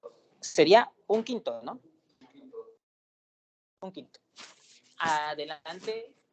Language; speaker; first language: Spanish; native; Spanish